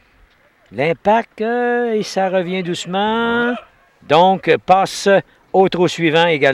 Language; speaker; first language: French; native; French